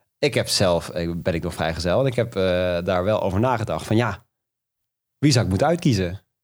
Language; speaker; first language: Dutch; native; Dutch